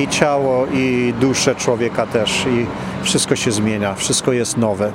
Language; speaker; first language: Polish; early bilingual, heritage; Polish